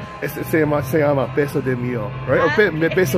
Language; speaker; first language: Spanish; non-native, learner; English